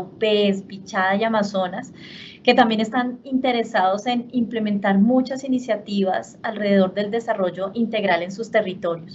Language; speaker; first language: Spanish; native; Spanish